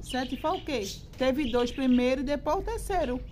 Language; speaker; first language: Portuguese; native; Portuguese